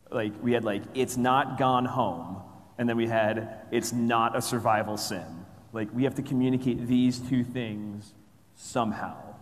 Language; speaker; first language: English; native; English